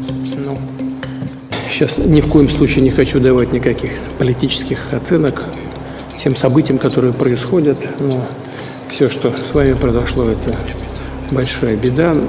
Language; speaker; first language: Russian; native; Russian